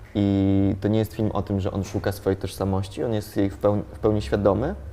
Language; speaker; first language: Polish; native; Polish